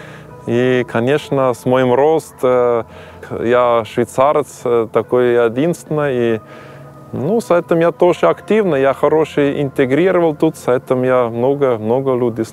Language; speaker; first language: Russian; non-native, learner; German